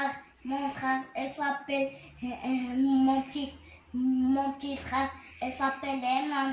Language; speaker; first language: French; non-native, learner; Arabic